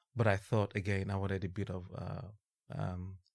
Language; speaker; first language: English; non-native, local second language; Yoruba